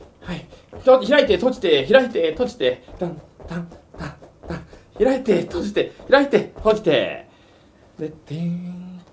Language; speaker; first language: Japanese; native; Japanese